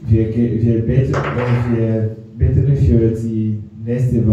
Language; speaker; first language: German; non-native, learner; French